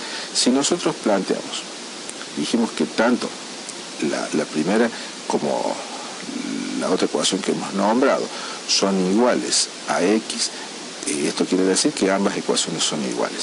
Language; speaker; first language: Spanish; native; Spanish